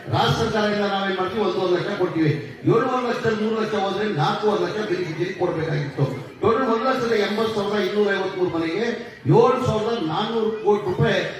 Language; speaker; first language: Kannada; non-native, local second language; Urdu